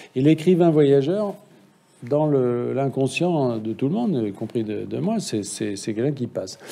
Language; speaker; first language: French; native; French